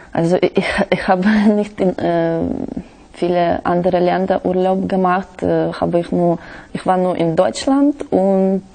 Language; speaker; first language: German; non-native, learner; Russian